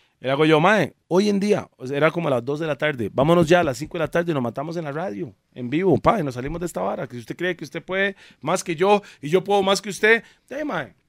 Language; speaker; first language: Spanish; early bilingual, other home language; English